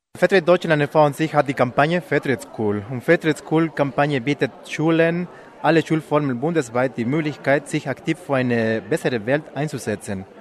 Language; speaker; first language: German; non-native, fluent; Spanish